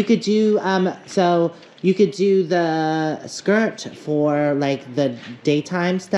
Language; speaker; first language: English; native; English